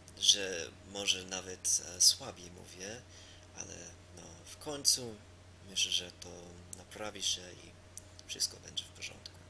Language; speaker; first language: Polish; non-native, learner; English